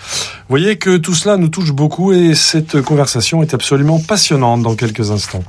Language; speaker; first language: French; native; French